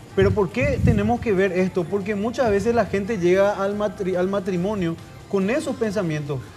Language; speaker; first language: Spanish; native; Spanish